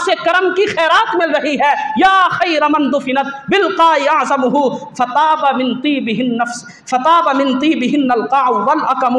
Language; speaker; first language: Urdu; native; Urdu